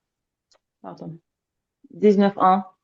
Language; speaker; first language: French; non-native, learner; Azerbaijani